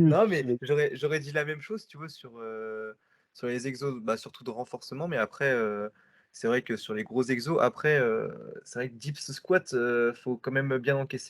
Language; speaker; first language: French; native; French